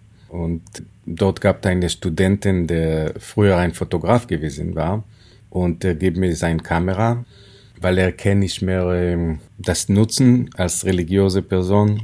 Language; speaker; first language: German; non-native, fluent; Hebrew